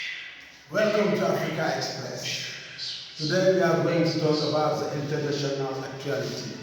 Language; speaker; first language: English; non-native, fluent; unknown